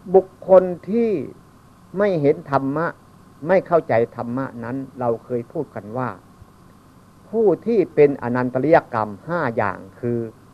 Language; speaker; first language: Thai; non-native, local second language; Northeastern Thai